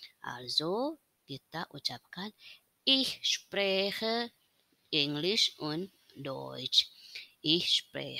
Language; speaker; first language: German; non-native, learner; Indonesian